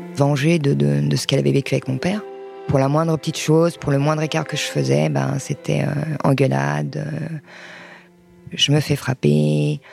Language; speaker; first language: French; early bilingual, other home language; Arabic